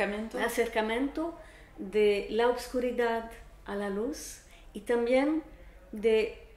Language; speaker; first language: Spanish; non-native, learner; Portuguese